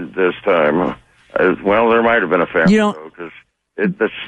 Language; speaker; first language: English; native; English